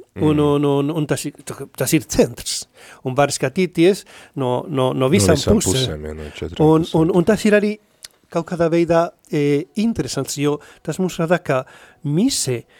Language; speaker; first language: Latvian; non-native, fluent; Spanish